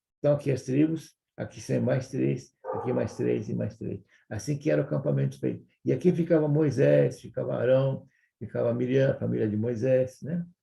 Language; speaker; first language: Portuguese; non-native, fluent; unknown